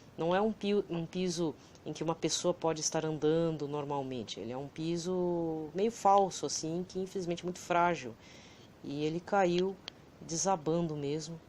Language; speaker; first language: Portuguese; native; Portuguese